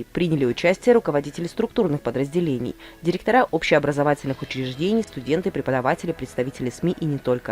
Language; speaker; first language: Russian; native; Russian